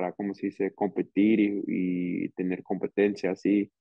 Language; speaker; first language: Spanish; early bilingual, heritage; Spanish